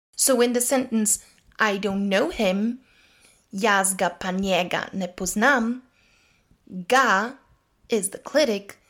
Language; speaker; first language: English; non-native, fluent; Serbian